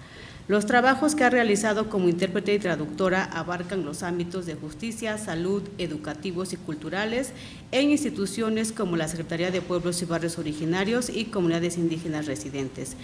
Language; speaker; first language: Spanish; non-native, local second language; Mixtepec Mixtec